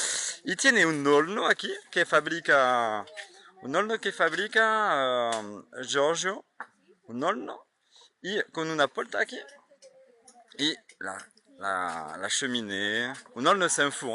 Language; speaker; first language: Spanish; non-native, learner; French